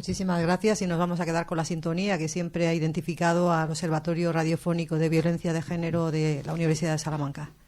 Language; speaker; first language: Spanish; native; Spanish